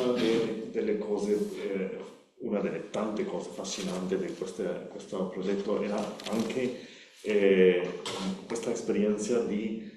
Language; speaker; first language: Italian; non-native, learner; Spanish